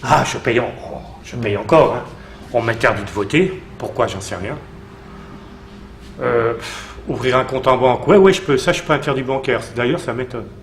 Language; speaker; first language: French; native; French